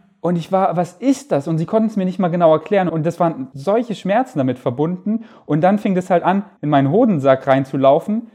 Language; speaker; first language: German; native; German